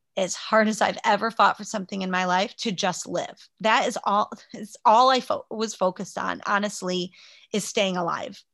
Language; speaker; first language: English; native; English